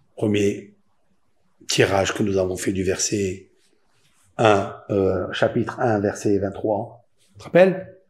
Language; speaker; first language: French; non-native, local second language; Spanish